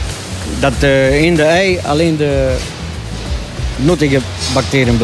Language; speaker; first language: Dutch; non-native, learner; Romanian